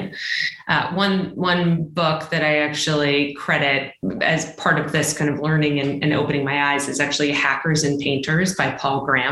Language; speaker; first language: English; native; English